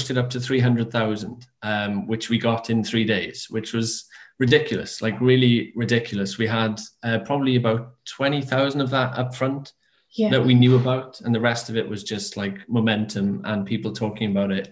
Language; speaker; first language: English; native; English